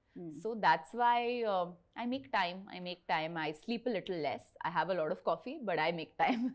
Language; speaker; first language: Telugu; non-native, learner; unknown